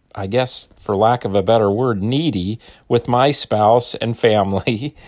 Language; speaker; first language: English; native; English